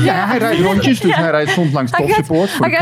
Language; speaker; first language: Dutch; native; Dutch